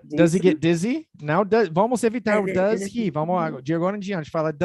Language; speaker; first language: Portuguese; non-native, fluent; English